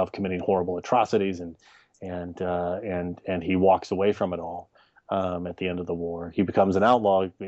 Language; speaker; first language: English; native; English